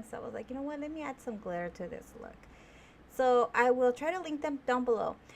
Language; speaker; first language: English; native; English